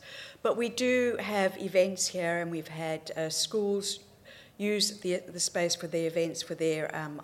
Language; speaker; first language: English; native; English